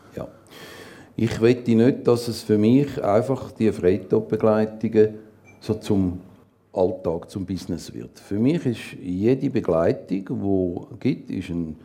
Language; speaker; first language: German; native; German